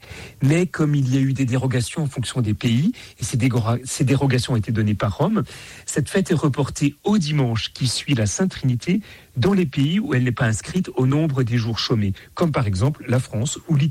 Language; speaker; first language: French; native; French